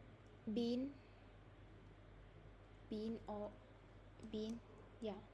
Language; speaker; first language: English; non-native, learner; Vietnamese